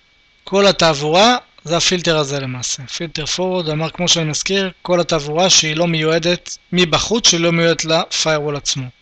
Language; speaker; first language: Hebrew; native; Hebrew